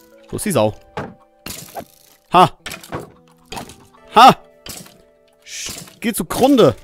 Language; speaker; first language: German; native; German